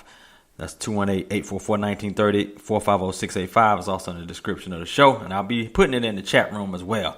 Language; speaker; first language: English; native; English